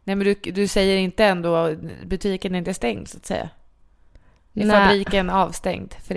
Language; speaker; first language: Swedish; native; Swedish